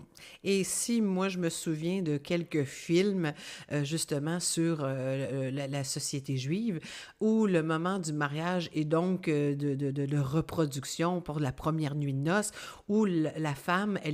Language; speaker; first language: French; native; French